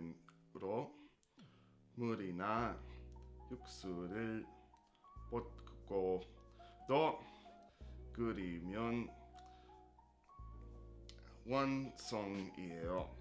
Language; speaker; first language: Korean; non-native, learner; English